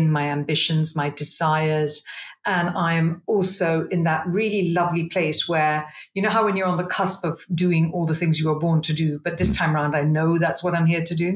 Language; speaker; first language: English; non-native, local second language; Punjabi